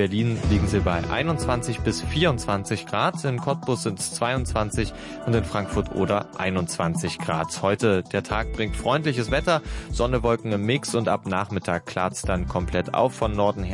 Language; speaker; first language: German; native; German